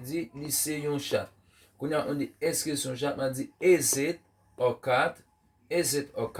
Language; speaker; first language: French; non-native, local second language; Haitian Creole